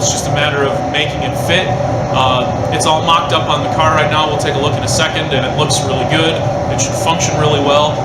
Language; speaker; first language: English; native; English